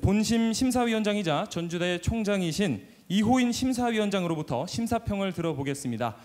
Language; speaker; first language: Korean; native; Korean